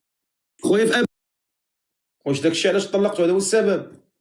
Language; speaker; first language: Arabic; native; Arabic